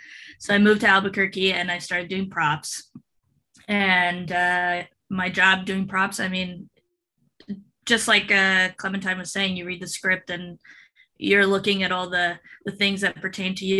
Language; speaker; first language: English; non-native, fluent; Spanish